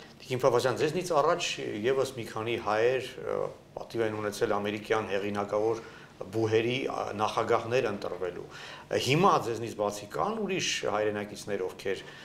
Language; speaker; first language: Armenian; native; Armenian